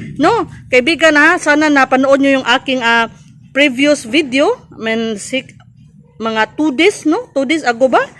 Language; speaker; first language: Filipino; non-native, local second language; Cebuano